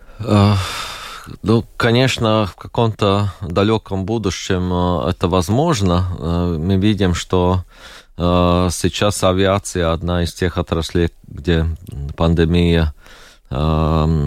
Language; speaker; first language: Russian; non-native, local second language; Latvian